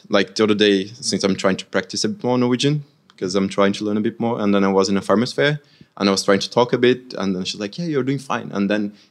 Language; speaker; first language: English; non-native, fluent; Arabic